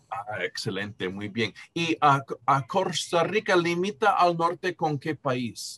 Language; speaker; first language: Spanish; non-native, fluent; English